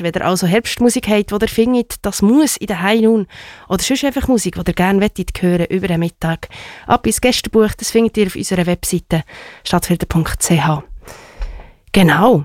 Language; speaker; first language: German; native; German